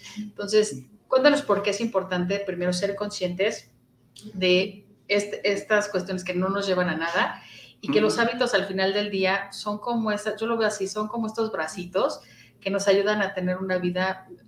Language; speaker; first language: Spanish; native; Spanish